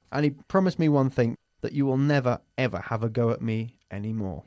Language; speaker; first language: English; native; English